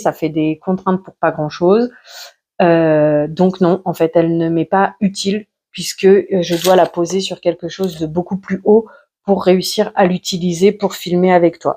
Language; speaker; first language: French; native; French